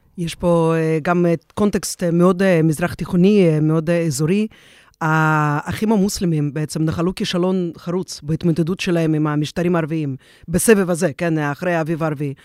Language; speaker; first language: Hebrew; non-native, fluent; Russian